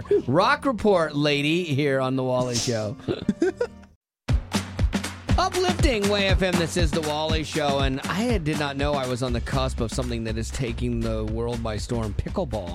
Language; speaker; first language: English; native; English